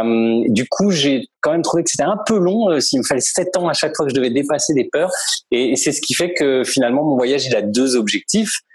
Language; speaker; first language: French; native; French